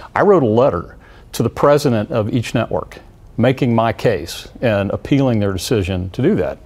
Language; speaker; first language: English; native; English